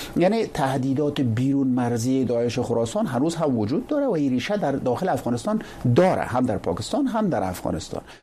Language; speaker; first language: Persian; native; Persian